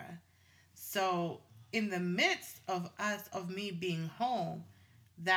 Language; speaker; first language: English; non-native, local second language; Swahili